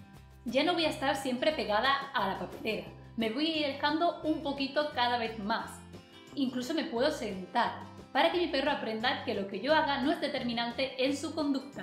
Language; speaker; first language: Spanish; native; Spanish